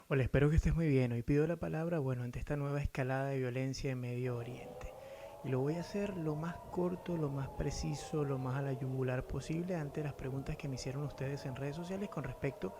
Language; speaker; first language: Spanish; native; Spanish